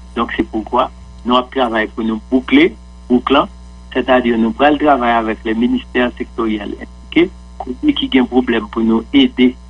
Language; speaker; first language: French; non-native, local second language; Haitian Creole